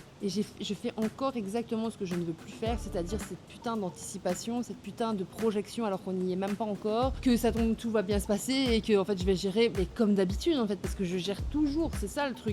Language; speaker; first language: French; native; French